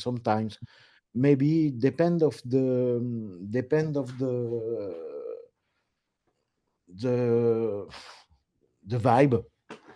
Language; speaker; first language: English; non-native, learner; French